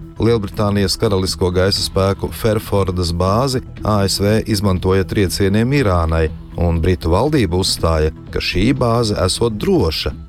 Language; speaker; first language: Latvian; native; Latvian